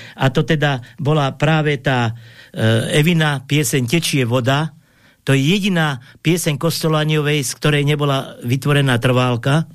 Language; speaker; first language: Slovak; native; Slovak